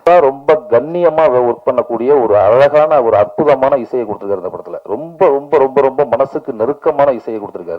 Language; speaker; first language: Tamil; native; Tamil